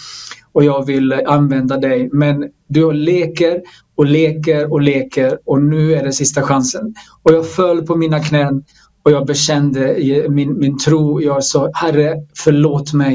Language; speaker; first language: Swedish; non-native, fluent; Croatian